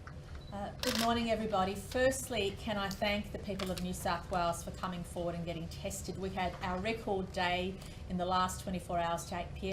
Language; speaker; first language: English; native; English